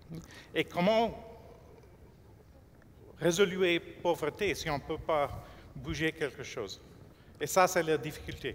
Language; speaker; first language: French; non-native, fluent; English